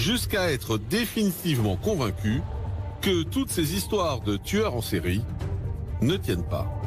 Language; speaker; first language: French; native; French